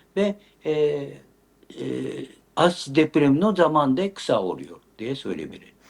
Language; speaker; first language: Turkish; non-native, learner; Japanese